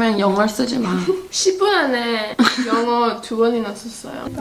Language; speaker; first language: Korean; early bilingual, heritage; English